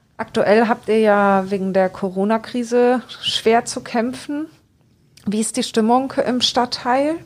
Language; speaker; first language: German; native; German